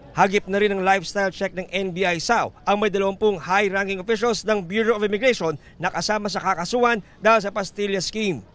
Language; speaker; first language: Filipino; native; Filipino